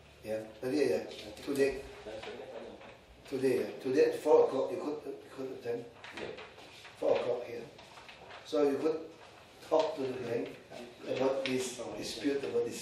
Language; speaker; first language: English; non-native, learner; Indonesian